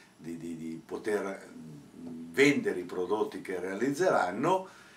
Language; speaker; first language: Italian; native; Italian